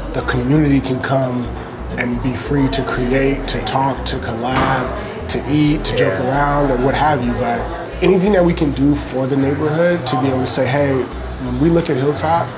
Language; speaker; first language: English; native; English